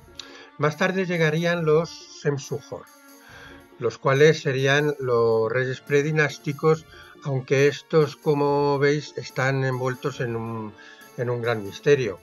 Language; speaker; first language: Spanish; native; Spanish